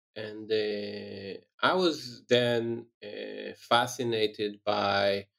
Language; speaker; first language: English; non-native, fluent; Hebrew